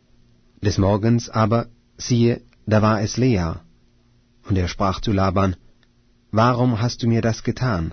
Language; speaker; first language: German; native; German